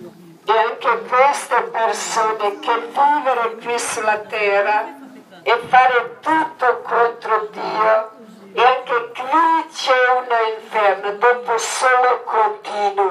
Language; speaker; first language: Italian; non-native, learner; Croatian